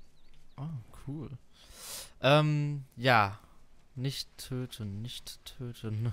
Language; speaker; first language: German; native; German